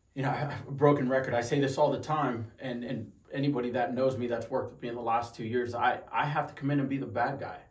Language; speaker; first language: English; native; English